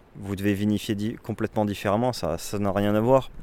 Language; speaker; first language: French; native; French